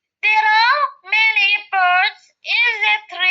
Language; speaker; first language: English; non-native, learner; Azerbaijani